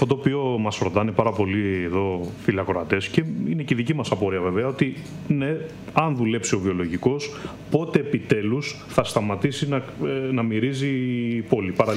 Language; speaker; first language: Greek; native; Greek